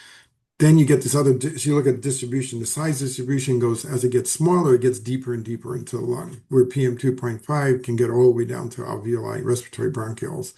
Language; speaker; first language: English; native; English